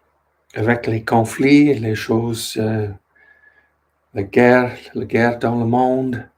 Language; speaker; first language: French; non-native, learner; English